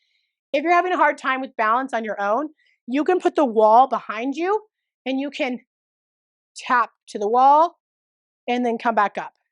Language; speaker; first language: English; native; English